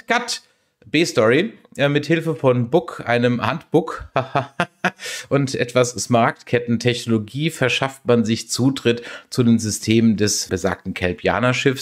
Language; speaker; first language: German; native; German